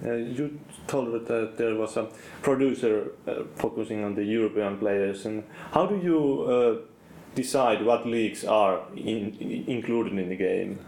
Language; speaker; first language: English; non-native, fluent; Finnish